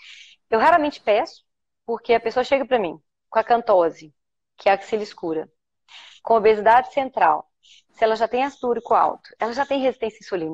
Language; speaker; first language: Portuguese; native; Portuguese